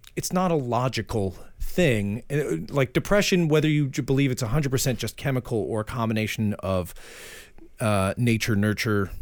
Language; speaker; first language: English; native; English